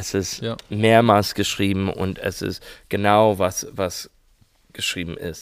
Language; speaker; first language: German; non-native, learner; English